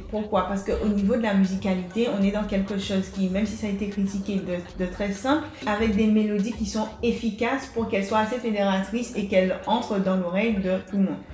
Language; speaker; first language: French; native; French